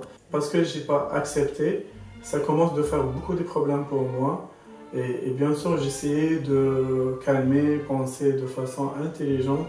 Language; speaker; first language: French; non-native, local second language; Arabic